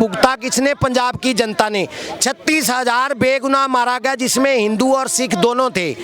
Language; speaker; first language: Hindi; non-native, local second language; Punjabi